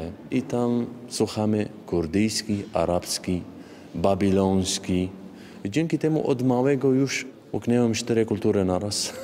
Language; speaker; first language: Polish; non-native, fluent; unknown